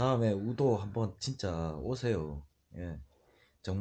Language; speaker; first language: Korean; native; Korean